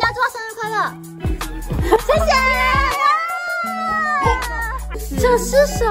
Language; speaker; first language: Chinese; native; Chinese